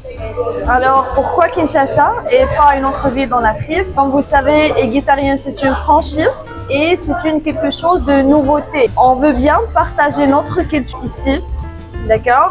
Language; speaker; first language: French; non-native, fluent; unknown